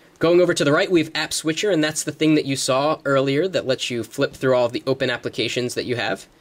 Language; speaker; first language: English; native; English